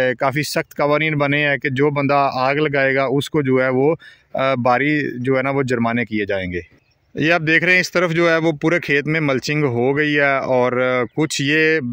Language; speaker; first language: Urdu; non-native, local second language; Punjabi